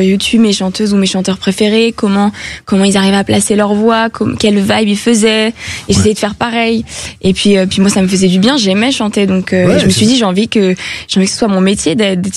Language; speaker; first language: French; native; French